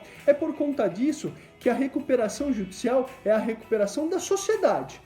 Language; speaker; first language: Portuguese; native; Portuguese